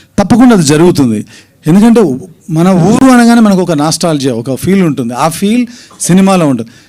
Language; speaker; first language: Telugu; native; Telugu